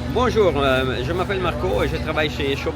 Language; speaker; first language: French; non-native, learner; Italian